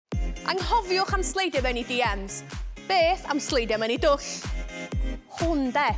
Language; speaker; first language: Welsh; native; Welsh